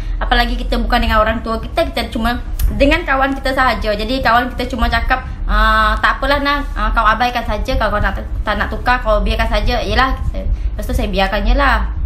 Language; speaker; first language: Malay; native; Malay